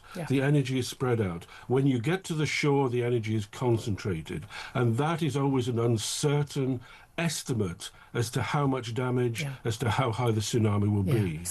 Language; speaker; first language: English; native; English